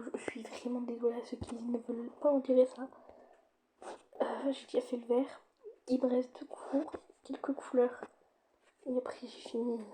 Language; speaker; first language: French; native; French